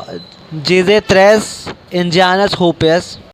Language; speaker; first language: Portuguese; non-native, learner; Hindi